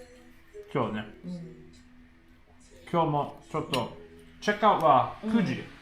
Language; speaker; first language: Japanese; non-native, learner; English